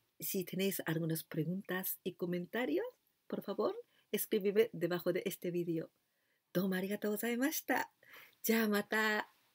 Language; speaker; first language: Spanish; non-native, fluent; Japanese